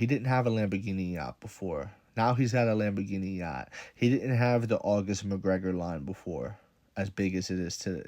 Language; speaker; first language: English; native; English